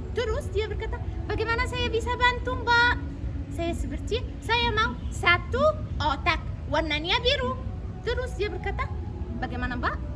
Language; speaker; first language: Indonesian; non-native, fluent; Arabic